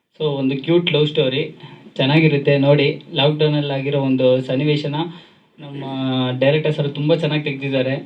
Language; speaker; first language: Kannada; native; Kannada